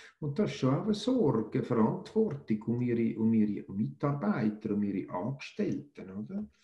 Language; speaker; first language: German; native; German